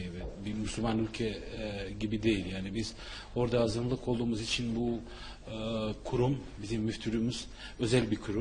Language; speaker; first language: Turkish; non-native, fluent; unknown